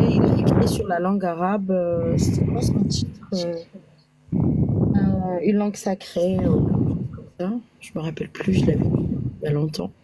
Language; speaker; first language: French; native; French